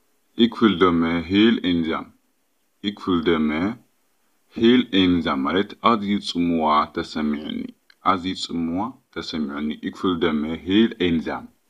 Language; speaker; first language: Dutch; non-native, learner; Tigrinya